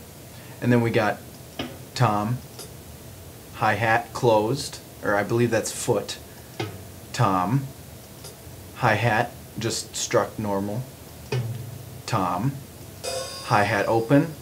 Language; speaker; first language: English; native; English